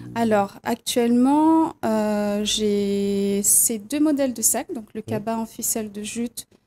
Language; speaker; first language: French; native; French